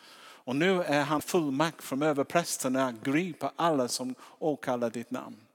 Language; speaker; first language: Swedish; non-native, fluent; English